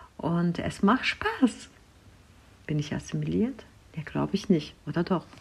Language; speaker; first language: German; non-native, fluent; Turkish